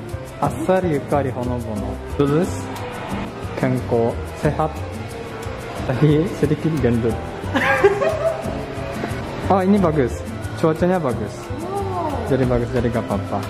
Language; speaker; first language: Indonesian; non-native, fluent; Japanese